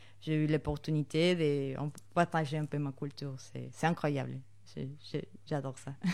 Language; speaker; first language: French; non-native, fluent; Spanish